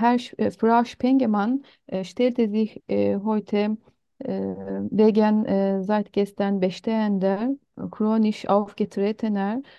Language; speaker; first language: German; non-native, learner; Turkish